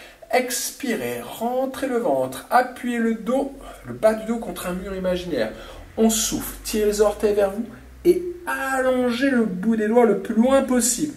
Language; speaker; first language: French; native; French